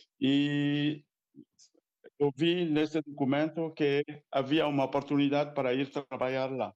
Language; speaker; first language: Portuguese; non-native, fluent; French